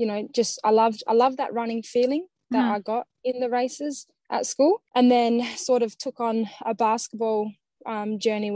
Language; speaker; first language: English; native; English